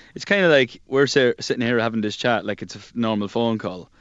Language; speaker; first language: English; native; English